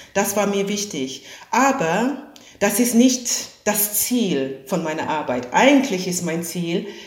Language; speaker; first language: German; non-native, fluent; English